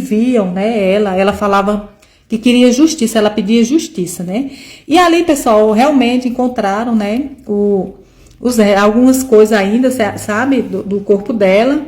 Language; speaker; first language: Portuguese; native; Portuguese